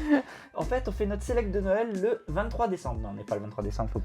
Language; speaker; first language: French; native; French